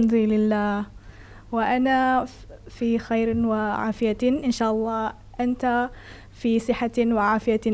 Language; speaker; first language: Arabic; non-native, fluent; Indonesian